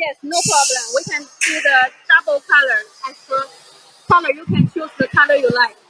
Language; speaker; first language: English; non-native, fluent; Chinese